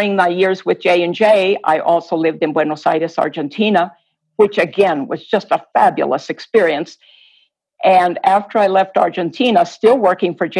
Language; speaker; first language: English; non-native, fluent; Spanish